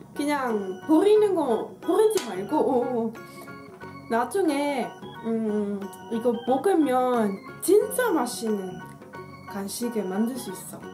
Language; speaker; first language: Korean; non-native, fluent; Dutch